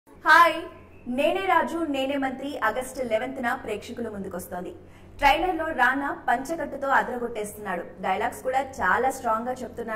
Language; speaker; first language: Telugu; native; Telugu